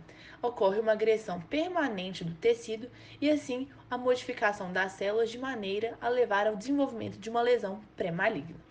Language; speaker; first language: Portuguese; native; Portuguese